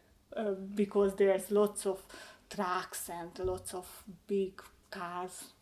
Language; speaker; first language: English; non-native, learner; Hungarian